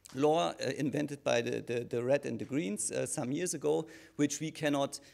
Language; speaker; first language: English; non-native, fluent; German